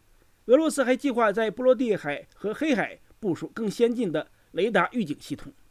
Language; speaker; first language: Chinese; native; Chinese